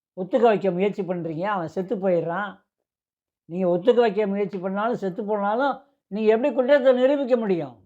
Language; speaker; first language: Tamil; native; Tamil